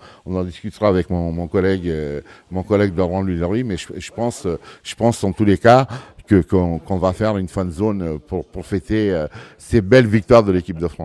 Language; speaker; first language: French; early bilingual, other home language; Portuguese